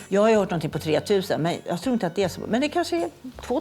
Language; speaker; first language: Swedish; native; Swedish